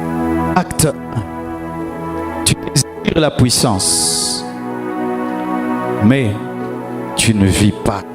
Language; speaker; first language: French; non-native, local second language; Lingala